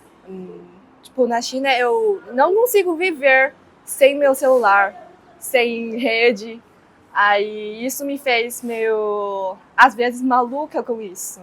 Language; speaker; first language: Portuguese; non-native, fluent; Chinese